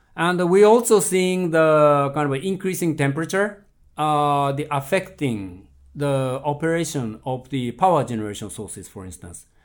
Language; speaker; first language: English; non-native, fluent; Japanese